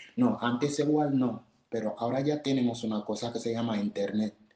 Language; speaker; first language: Spanish; non-native, fluent; Wolof